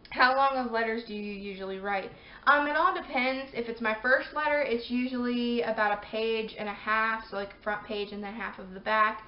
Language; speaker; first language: English; native; English